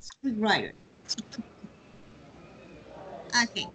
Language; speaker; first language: English; non-native, learner; Spanish